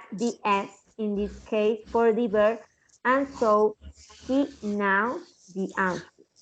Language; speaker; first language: English; non-native, learner; Spanish